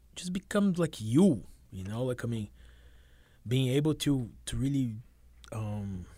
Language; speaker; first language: English; non-native, fluent; Portuguese